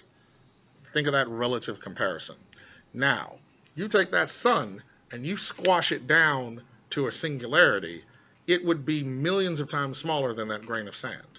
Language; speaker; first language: English; native; English